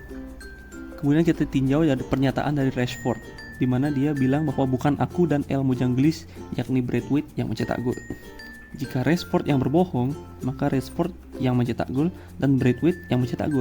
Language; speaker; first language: Indonesian; native; Indonesian